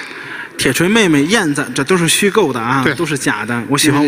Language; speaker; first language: Chinese; native; Chinese